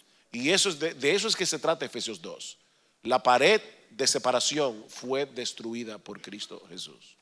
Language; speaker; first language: Spanish; native; Spanish